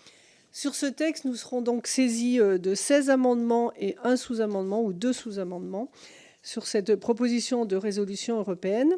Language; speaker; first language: French; native; French